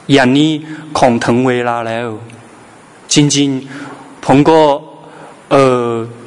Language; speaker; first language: Thai; non-native, learner; Chinese